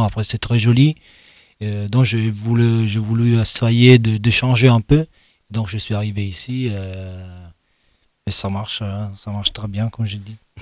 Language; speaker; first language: French; non-native, fluent; Italian